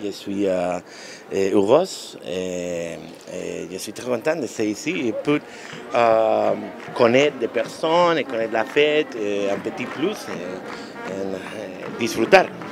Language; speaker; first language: French; non-native, learner; Spanish